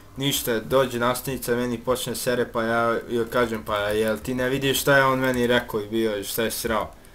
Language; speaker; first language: Serbian; early bilingual, heritage; Bosnian